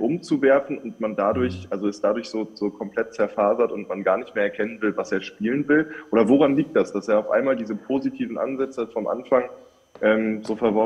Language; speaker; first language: German; native; German